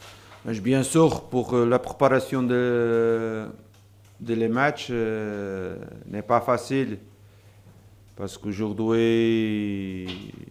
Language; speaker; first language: French; non-native, learner; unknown